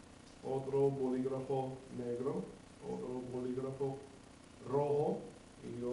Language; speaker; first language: Spanish; non-native, fluent; English